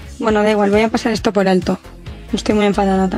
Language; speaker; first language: Spanish; native; Spanish